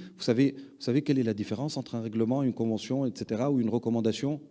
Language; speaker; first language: French; non-native, local second language; Arabic